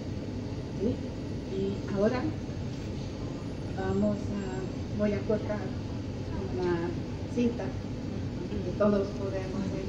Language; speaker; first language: Spanish; non-native, fluent; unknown